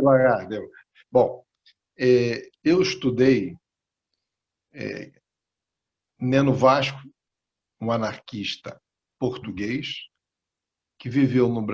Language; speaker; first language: Portuguese; non-native, fluent; Spanish